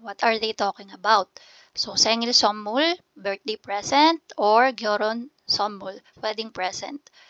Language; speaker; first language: English; non-native, local second language; Filipino